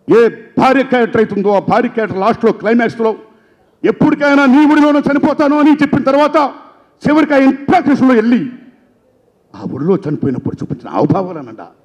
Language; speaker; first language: Telugu; native; Telugu